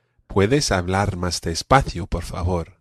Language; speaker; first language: Spanish; non-native, fluent; English